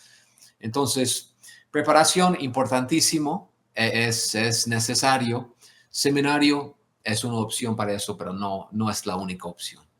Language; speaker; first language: Spanish; non-native, fluent; English